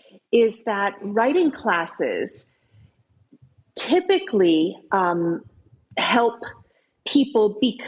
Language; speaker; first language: English; native; English